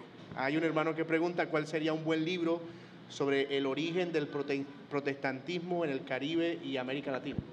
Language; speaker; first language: Spanish; native; Spanish